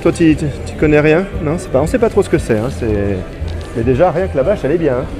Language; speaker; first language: French; native; French